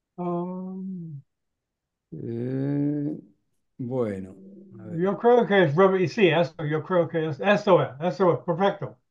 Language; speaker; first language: Spanish; non-native, learner; English